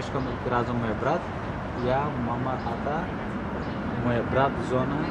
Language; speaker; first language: Polish; non-native, learner; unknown